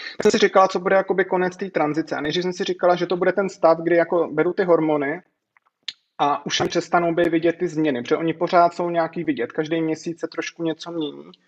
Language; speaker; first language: Czech; native; Czech